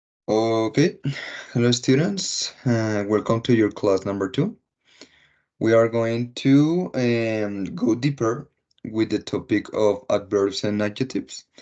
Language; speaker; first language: English; non-native, fluent; Spanish